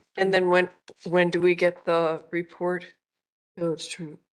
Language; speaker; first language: English; native; English